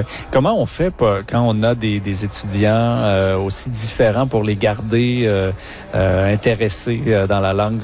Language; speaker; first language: French; native; French